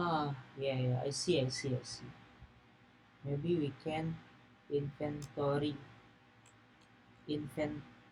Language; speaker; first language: English; non-native, learner; Indonesian